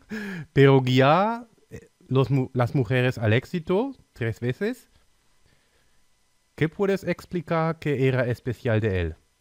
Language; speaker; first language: Spanish; non-native, fluent; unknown